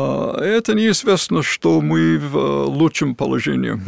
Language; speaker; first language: Russian; non-native, fluent; English